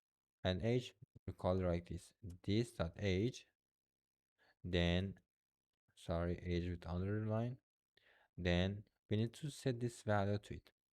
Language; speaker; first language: English; non-native, fluent; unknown